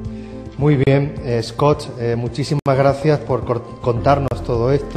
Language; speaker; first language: Spanish; native; Spanish